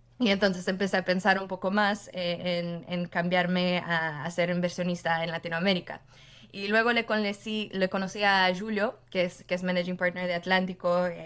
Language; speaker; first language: Spanish; non-native, fluent; Portuguese